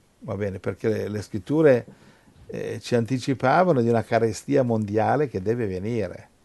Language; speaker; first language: Italian; non-native, fluent; English